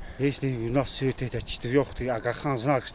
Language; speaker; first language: Russian; non-native, local second language; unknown